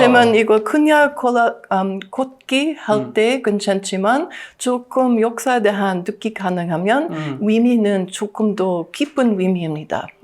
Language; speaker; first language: Korean; non-native, learner; English